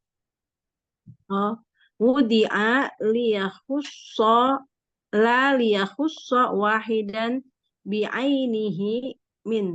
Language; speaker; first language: Arabic; non-native, learner; Indonesian